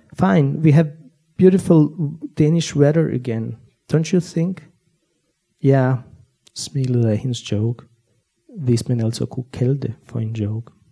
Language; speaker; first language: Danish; non-native, fluent; Bosnian